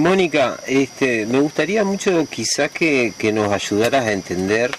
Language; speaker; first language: Spanish; native; Spanish